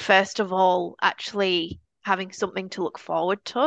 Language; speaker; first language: English; native; English